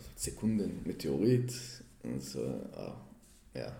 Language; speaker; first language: German; non-native, fluent; Hebrew